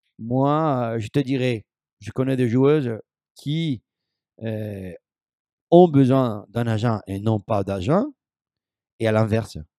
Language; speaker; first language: French; non-native, fluent; Spanish